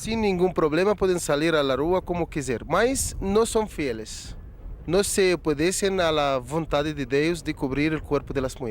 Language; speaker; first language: Portuguese; non-native, fluent; Arabic